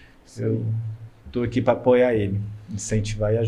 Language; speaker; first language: Portuguese; native; Portuguese